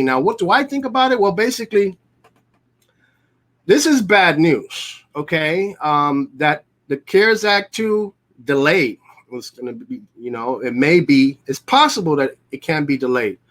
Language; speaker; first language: English; native; English